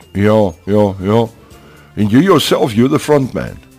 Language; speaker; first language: English; non-native, local second language; Afrikaans